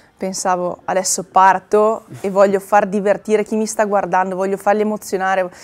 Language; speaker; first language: Italian; native; Italian